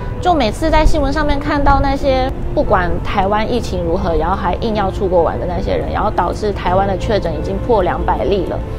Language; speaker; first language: Chinese; native; Chinese